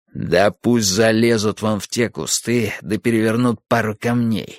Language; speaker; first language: Russian; native; Russian